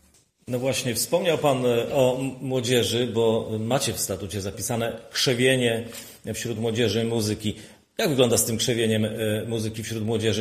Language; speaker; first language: Polish; native; Polish